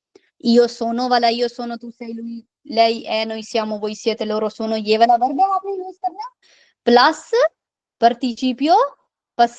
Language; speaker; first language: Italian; non-native, fluent; Urdu